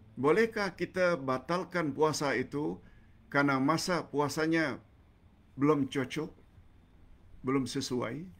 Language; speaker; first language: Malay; native; Malay